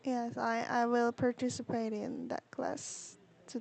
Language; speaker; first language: English; non-native, learner; Korean